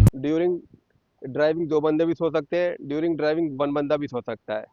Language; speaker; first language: Hindi; native; Hindi